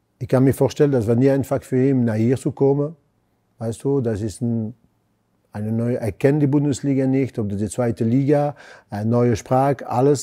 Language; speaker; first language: German; non-native, fluent; French